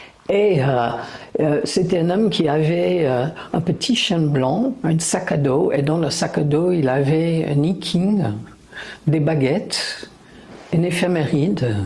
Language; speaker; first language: French; non-native, fluent; English